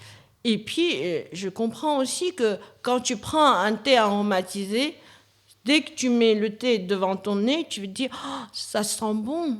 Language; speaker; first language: French; non-native, fluent; Chinese